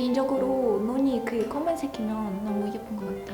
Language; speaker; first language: Korean; non-native, fluent; Russian